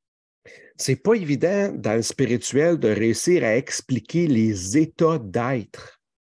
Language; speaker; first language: French; native; French